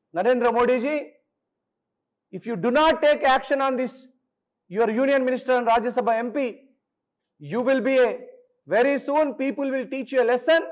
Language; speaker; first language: English; non-native, local second language; Telugu